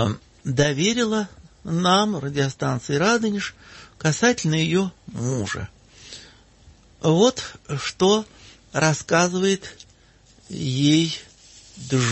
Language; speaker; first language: Russian; native; Russian